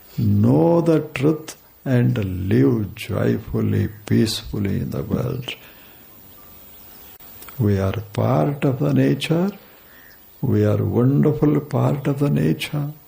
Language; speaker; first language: English; non-native, local second language; Kannada